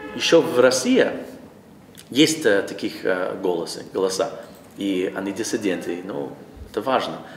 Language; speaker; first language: Russian; non-native, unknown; English